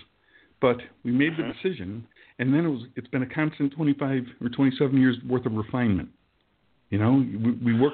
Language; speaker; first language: English; native; English